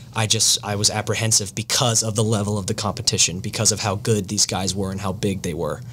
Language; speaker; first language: English; native; English